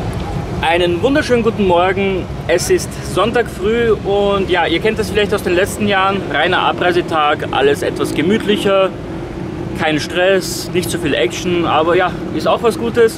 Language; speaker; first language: German; native; German